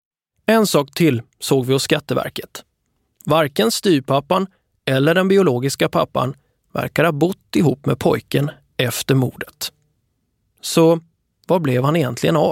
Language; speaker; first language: Swedish; native; Swedish